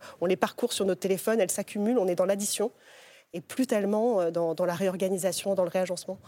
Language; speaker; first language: French; native; French